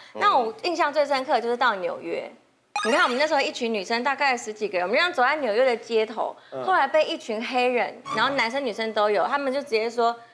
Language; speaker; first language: Chinese; non-native, fluent; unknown